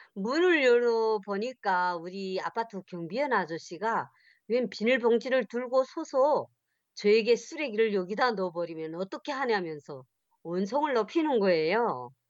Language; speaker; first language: Korean; native; Korean